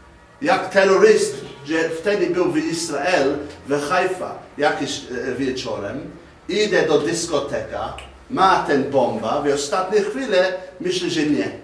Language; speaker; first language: Polish; non-native, learner; English